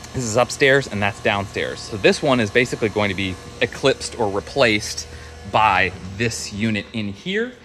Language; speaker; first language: English; native; English